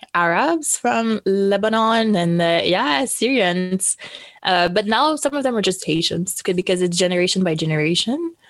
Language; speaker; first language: English; non-native, fluent; French